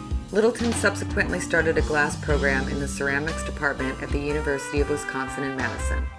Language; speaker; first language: English; native; English